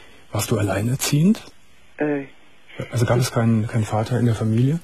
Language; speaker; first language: German; native; German